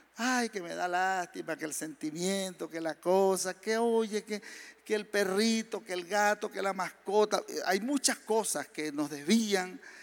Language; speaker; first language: Spanish; native; Spanish